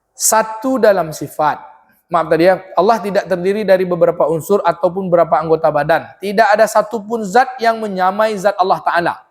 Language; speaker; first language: Malay; native; Malay